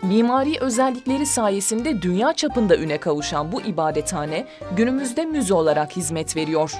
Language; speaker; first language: Turkish; native; Turkish